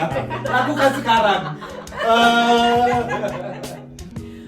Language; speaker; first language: Indonesian; native; Indonesian